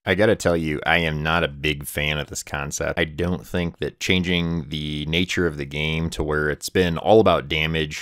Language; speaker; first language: English; native; English